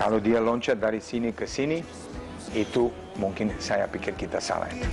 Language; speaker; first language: Indonesian; non-native, fluent; Serbian